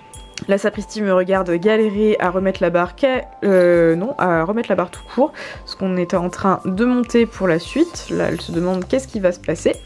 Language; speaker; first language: French; native; French